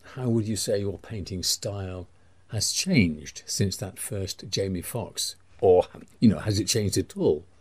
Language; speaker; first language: English; native; English